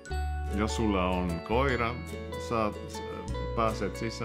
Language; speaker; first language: Finnish; non-native, learner; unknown